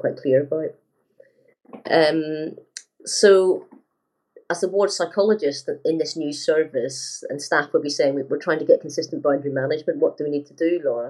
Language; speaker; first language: English; native; English